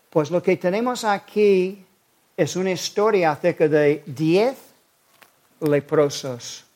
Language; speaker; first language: Spanish; non-native, fluent; English